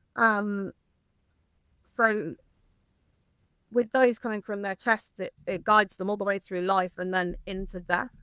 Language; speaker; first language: English; native; English